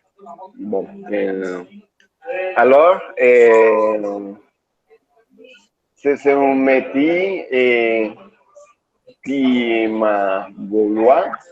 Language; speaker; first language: French; non-native, learner; Spanish